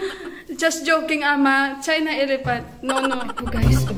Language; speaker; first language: English; non-native, local second language; Filipino